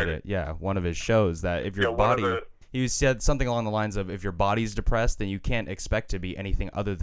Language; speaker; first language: English; native; English